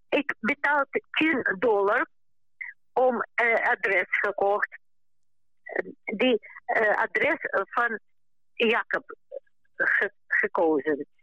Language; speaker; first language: Dutch; non-native, local second language; Ukrainian